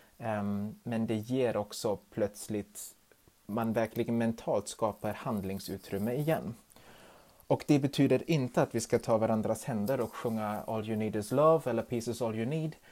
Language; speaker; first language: Swedish; non-native, fluent; German